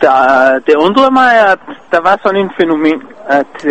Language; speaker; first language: Danish; non-native, fluent; Hebrew